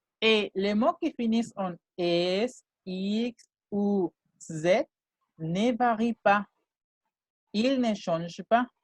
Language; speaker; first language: French; non-native, fluent; Spanish